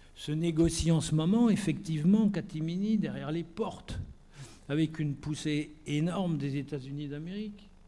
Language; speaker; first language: French; native; French